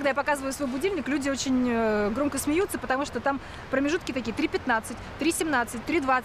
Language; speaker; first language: Russian; native; Russian